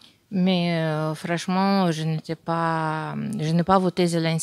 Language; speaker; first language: French; non-native, fluent; Ukrainian